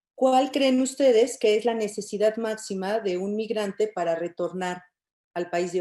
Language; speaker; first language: Spanish; native; Spanish